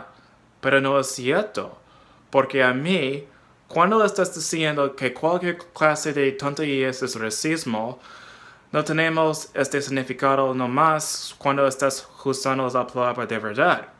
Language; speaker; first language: Spanish; non-native, fluent; English